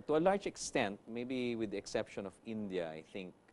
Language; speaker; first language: English; non-native, local second language; Filipino